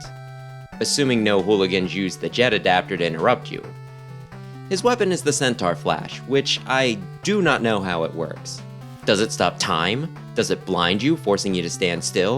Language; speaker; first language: English; native; English